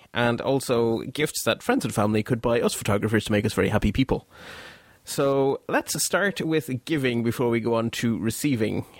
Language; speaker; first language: English; non-native, fluent; Dutch